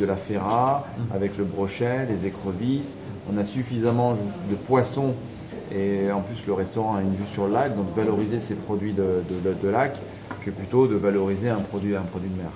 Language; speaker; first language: French; native; French